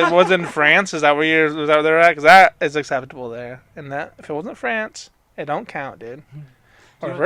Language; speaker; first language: English; native; English